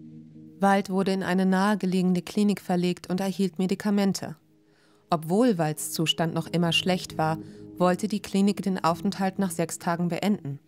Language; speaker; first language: German; native; German